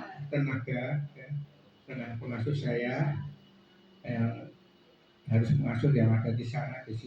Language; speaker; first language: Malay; non-native, local second language; Javanese